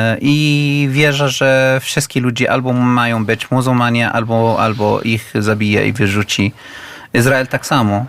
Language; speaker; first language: Polish; non-native, learner; Arabic